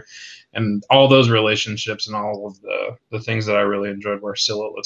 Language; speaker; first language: English; native; English